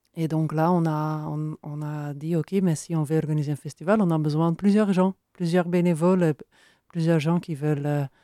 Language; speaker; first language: French; non-native, fluent; Dutch